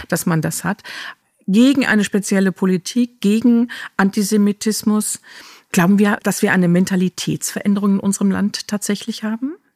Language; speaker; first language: German; native; German